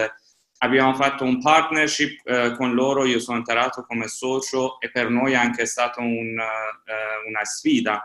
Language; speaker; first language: Italian; non-native, fluent; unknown